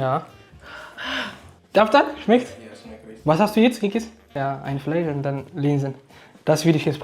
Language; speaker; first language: German; early bilingual, other home language; Amharic